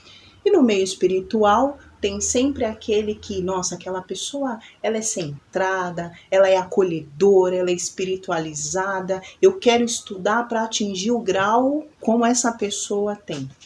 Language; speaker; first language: Portuguese; native; Portuguese